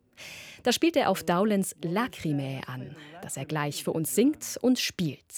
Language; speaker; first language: German; native; German